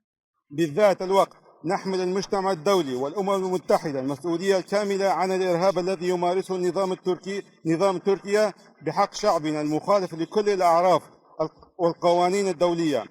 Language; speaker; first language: Arabic; non-native, local second language; Kurdish